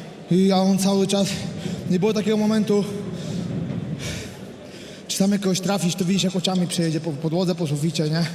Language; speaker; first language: Polish; native; Polish